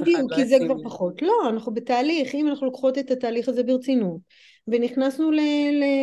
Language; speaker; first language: Hebrew; non-native, fluent; English